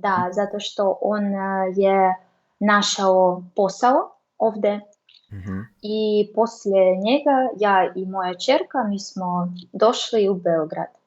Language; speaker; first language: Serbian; non-native, learner; Russian